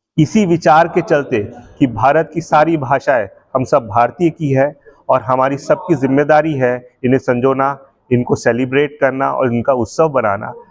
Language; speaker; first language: Hindi; native; Hindi